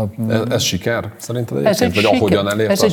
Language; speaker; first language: Hungarian; native; Hungarian